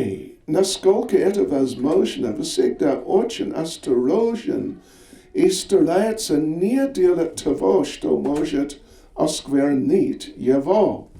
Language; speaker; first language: Russian; non-native, learner; English